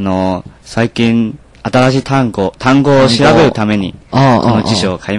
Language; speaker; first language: Japanese; non-native, learner; Chinese